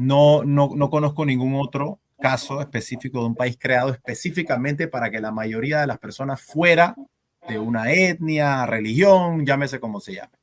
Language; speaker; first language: Spanish; native; Spanish